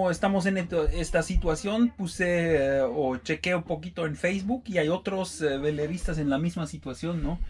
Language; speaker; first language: Spanish; non-native, fluent; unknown